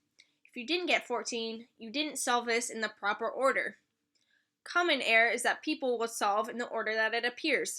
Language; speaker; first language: English; native; English